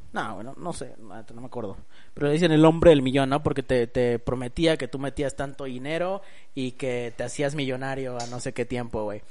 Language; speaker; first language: Spanish; early bilingual, heritage; Spanish